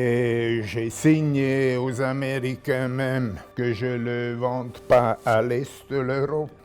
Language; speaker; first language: French; non-native, local second language; German